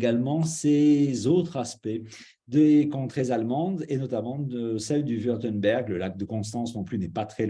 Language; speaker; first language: French; native; French